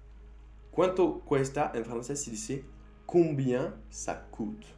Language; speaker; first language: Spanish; non-native, fluent; French